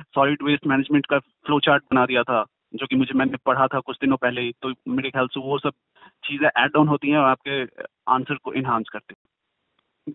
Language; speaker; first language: Hindi; native; Hindi